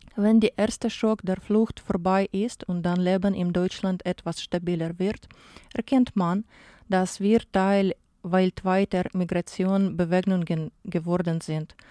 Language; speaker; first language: German; non-native, fluent; Ukrainian